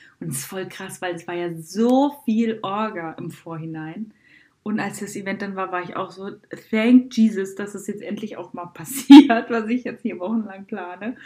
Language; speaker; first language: German; native; German